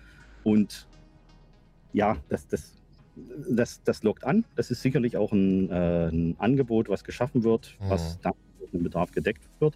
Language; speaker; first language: German; native; German